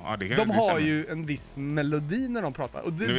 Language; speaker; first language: Swedish; native; Swedish